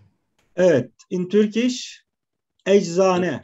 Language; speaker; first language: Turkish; non-native, fluent; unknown